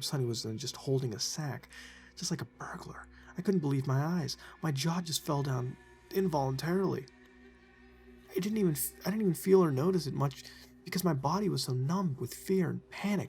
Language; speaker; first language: English; native; English